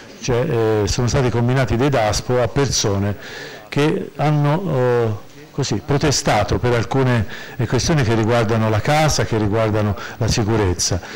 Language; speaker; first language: Italian; native; Italian